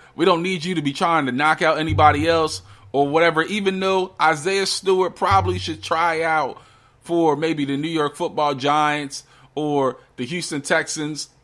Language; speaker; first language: English; native; English